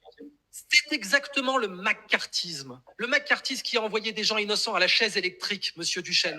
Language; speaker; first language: French; native; French